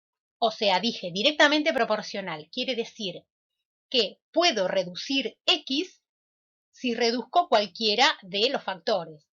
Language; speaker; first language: Spanish; native; Spanish